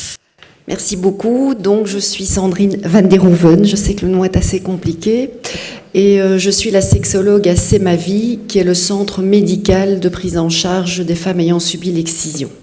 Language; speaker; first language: French; native; French